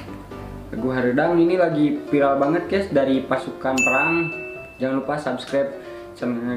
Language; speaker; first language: Indonesian; non-native, local second language; Sundanese